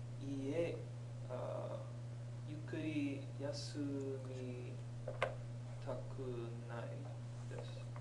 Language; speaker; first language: Japanese; non-native, learner; English